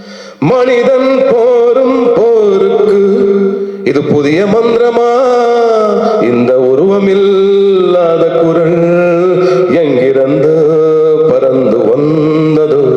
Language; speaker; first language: Tamil; non-native, learner; Kannada